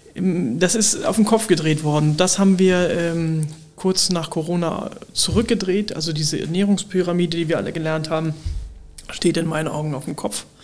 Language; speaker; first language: German; native; German